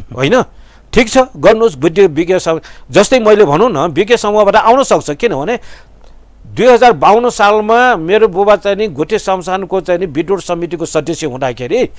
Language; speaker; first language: Nepali; non-native, local second language; Newari